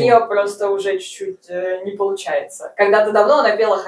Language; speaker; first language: Russian; native; Russian